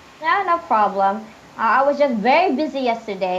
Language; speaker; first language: English; non-native, fluent; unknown